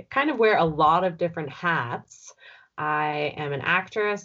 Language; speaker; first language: English; native; English